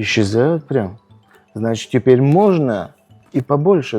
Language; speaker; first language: Russian; non-native, local second language; Tajik